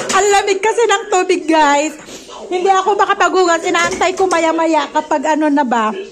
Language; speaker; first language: Filipino; native; Filipino